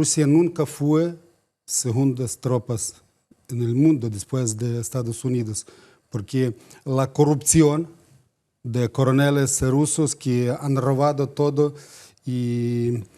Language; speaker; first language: Spanish; non-native, fluent; Ukrainian